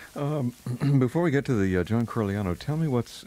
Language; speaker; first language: English; native; English